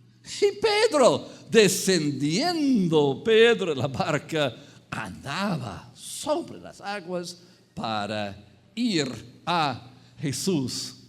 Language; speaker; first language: Spanish; non-native, fluent; English